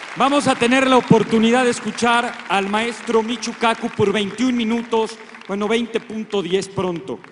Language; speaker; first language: Spanish; native; Spanish